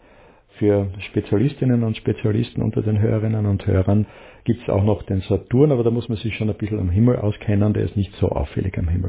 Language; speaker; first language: German; native; German